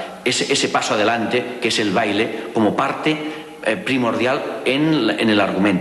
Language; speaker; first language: Spanish; native; Spanish